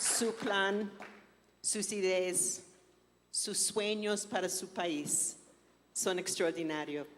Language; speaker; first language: Spanish; non-native, fluent; English